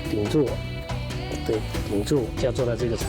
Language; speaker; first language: Chinese; native; Chinese